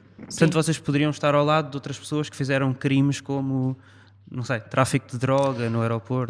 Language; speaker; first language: Portuguese; native; Portuguese